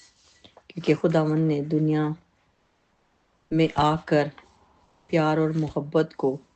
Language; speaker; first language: Urdu; native; Urdu